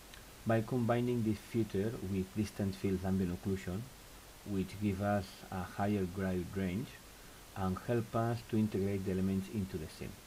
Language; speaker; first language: English; non-native, fluent; Spanish